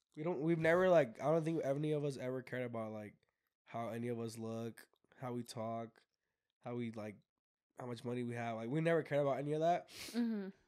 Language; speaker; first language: English; native; English